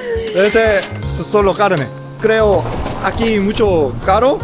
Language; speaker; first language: Spanish; non-native, learner; Korean